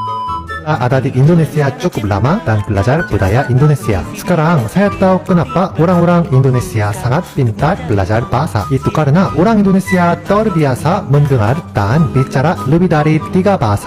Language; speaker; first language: Indonesian; non-native, fluent; Korean